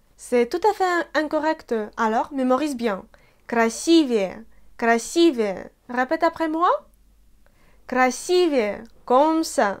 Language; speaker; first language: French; non-native, fluent; Russian